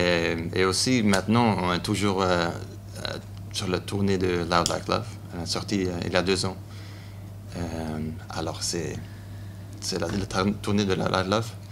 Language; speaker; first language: French; non-native, fluent; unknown